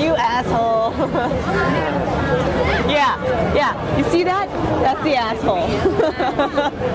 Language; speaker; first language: English; early bilingual, other home language; Chinese